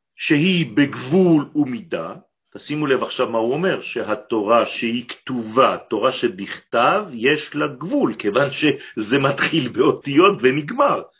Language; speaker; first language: Hebrew; non-native, fluent; French